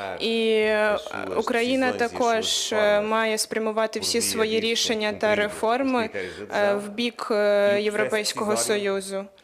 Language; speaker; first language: Ukrainian; non-native, fluent; Portuguese